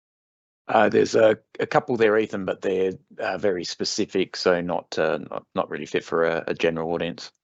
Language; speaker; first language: English; native; English